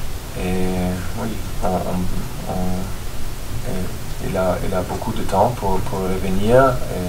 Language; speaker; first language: French; non-native, fluent; German